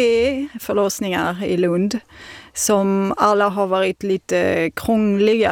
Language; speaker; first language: Swedish; non-native, fluent; French